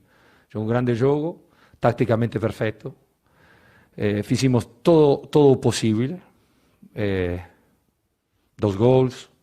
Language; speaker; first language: Portuguese; non-native, learner; Spanish